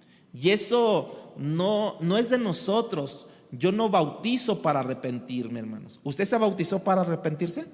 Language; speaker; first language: Spanish; native; Spanish